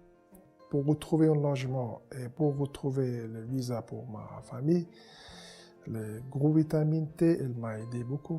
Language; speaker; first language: French; non-native, learner; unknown